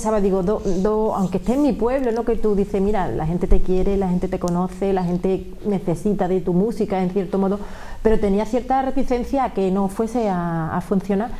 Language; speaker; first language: Spanish; native; Spanish